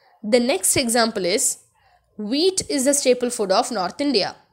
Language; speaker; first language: English; non-native, local second language; Tamil